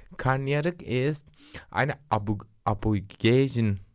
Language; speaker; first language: German; non-native, learner; Turkish